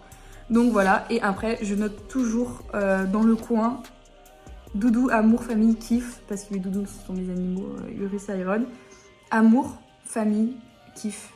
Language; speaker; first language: French; native; French